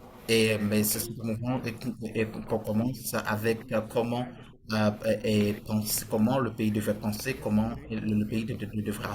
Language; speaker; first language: French; non-native, fluent; Portuguese